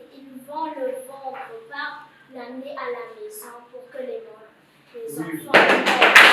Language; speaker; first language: French; non-native, learner; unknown